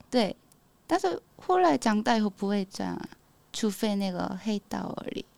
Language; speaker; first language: Chinese; non-native, fluent; Korean